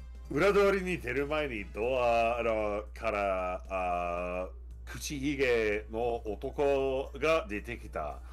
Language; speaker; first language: Japanese; non-native, fluent; English